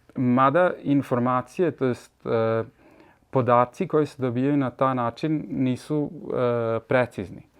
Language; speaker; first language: Serbian; early bilingual, heritage; Serbian